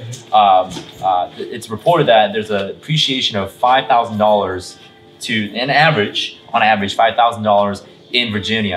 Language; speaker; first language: English; native; English